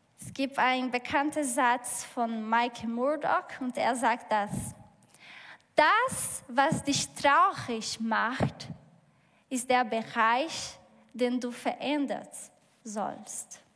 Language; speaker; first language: German; non-native, learner; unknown